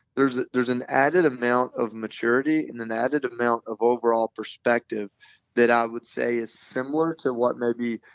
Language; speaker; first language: English; native; English